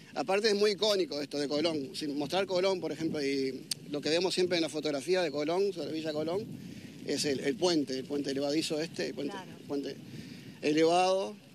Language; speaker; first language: Spanish; native; Spanish